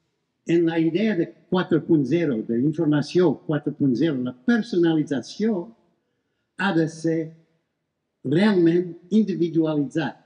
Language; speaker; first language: Catalan; non-native, fluent; English